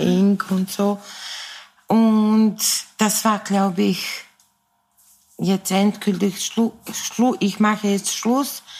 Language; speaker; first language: German; non-native, fluent; Serbian